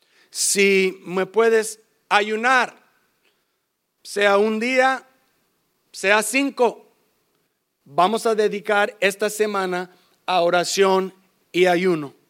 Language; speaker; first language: Spanish; early bilingual, heritage; English